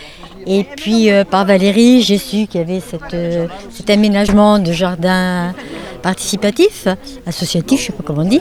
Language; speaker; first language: French; native; French